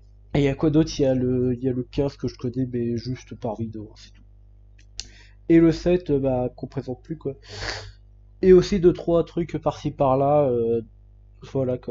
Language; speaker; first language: French; native; French